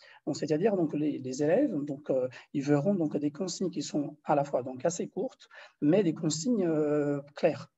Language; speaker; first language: French; non-native, fluent; Portuguese